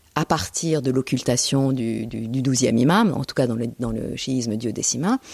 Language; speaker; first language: French; early bilingual, other home language; Persian